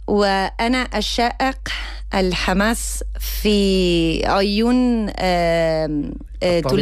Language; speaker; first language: Arabic; non-native, learner; Spanish